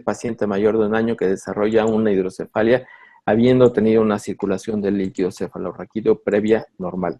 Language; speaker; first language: Spanish; native; Spanish